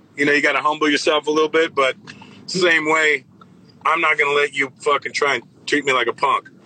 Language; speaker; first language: English; native; English